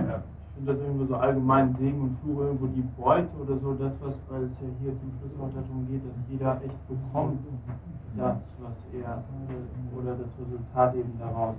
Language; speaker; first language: German; native; German